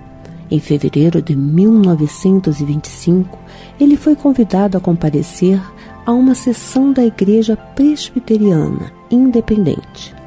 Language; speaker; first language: Portuguese; native; Portuguese